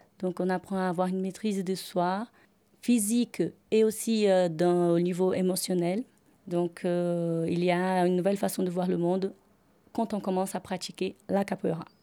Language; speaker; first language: French; non-native, fluent; Portuguese